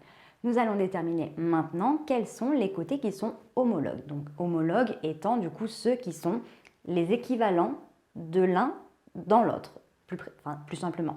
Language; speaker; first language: French; native; French